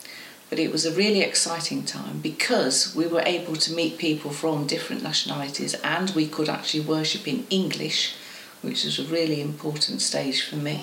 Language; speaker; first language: English; non-native, local second language; Estonian